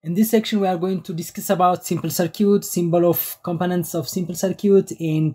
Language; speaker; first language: English; non-native, local second language; Amharic